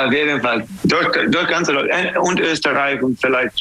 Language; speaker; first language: German; non-native, fluent; English